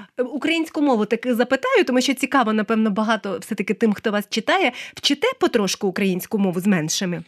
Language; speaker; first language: Ukrainian; native; Ukrainian